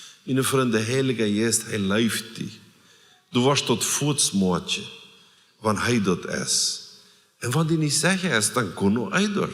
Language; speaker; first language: German; non-native, learner; Plautdietsch